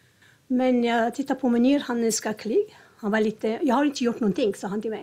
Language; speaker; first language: Swedish; non-native, learner; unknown